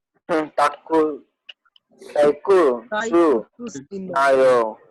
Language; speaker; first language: Japanese; non-native, learner; Hindi